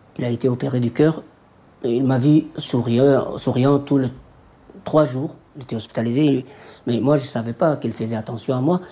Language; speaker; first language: French; non-native, local second language; Somali